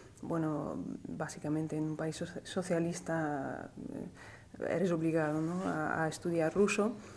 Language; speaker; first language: Spanish; non-native, fluent; Slovak